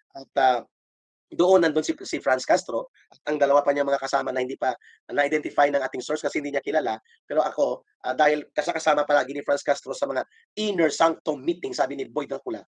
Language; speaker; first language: Filipino; native; Filipino